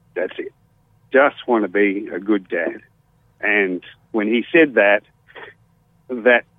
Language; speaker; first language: English; native; English